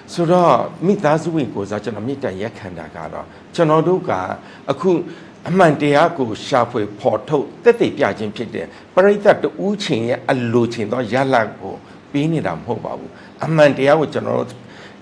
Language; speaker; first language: Burmese; non-native, local second language; S'gaw Karen